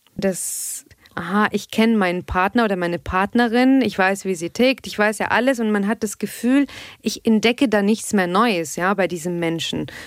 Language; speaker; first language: German; non-native, fluent; Arabic